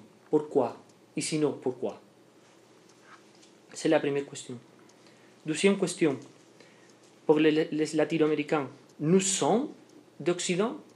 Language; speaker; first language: French; non-native, fluent; Spanish